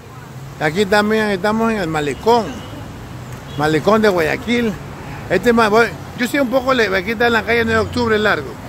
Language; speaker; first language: Spanish; native; Spanish